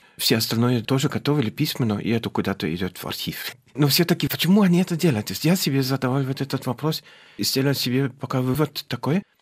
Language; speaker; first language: Russian; non-native, fluent; German